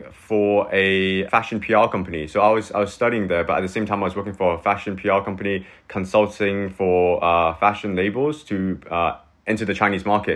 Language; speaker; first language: English; native; English